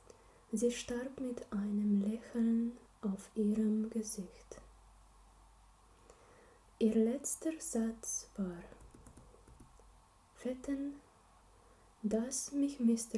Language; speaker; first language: German; non-native, learner; Slovenian